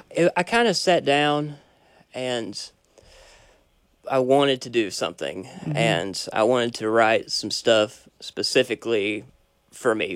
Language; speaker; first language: English; native; English